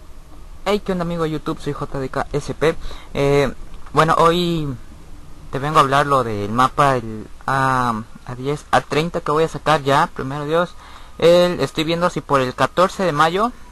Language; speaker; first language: Spanish; native; Spanish